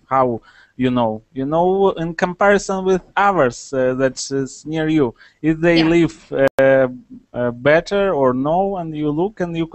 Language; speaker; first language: English; non-native, learner; Russian